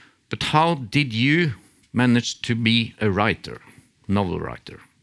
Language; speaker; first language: English; non-native, fluent; Norwegian